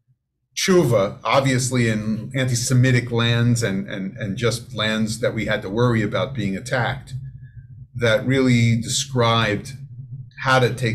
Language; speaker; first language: English; native; English